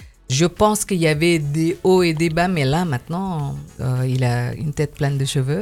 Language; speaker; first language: French; non-native, fluent; Indonesian